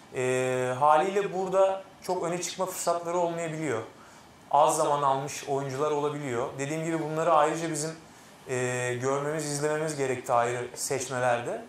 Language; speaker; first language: Turkish; native; Turkish